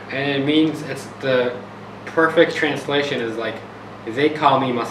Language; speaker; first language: English; early bilingual, heritage; English